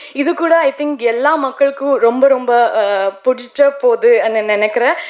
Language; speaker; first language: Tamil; non-native, learner; Kannada